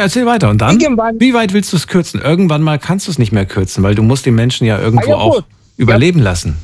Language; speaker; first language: German; native; German